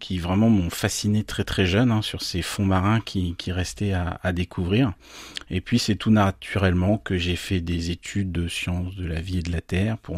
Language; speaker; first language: French; native; French